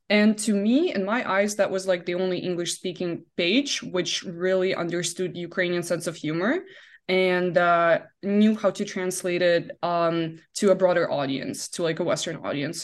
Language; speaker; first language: English; non-native, fluent; Russian